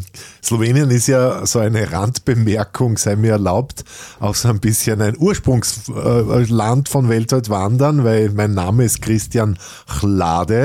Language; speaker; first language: German; native; German